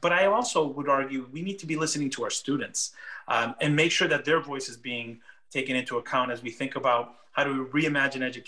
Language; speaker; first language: English; early bilingual, other home language; Spanish